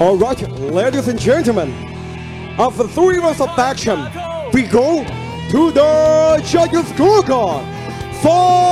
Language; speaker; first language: English; non-native, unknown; Thai